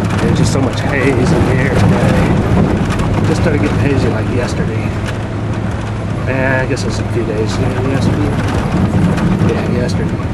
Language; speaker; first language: English; native; English